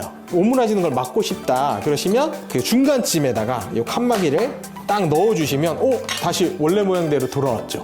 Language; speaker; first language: Korean; native; Korean